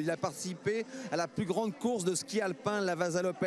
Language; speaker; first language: French; native; French